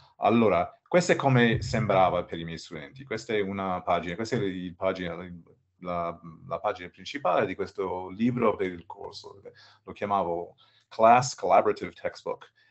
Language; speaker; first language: Italian; non-native, learner; English